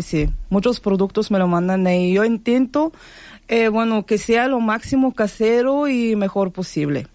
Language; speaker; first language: Spanish; non-native, fluent; Bulgarian